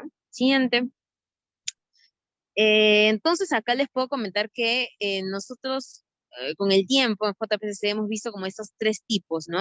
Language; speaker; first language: Spanish; native; Spanish